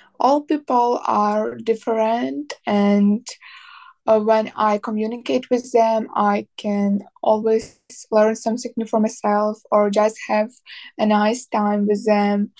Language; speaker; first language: English; non-native, learner; Ukrainian